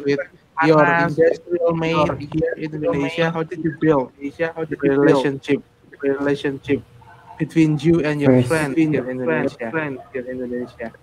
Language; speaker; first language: English; non-native, fluent; Indonesian